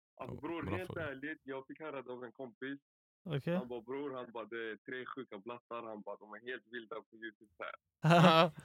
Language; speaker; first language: Swedish; native; Swedish